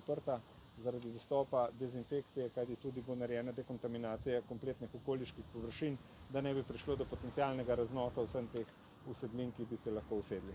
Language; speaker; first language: Slovenian; native; Slovenian